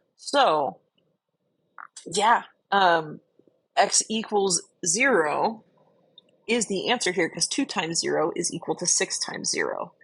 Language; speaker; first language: English; native; English